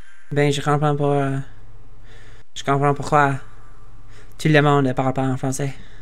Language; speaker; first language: French; non-native, learner; English